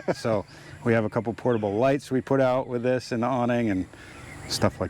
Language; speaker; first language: English; native; English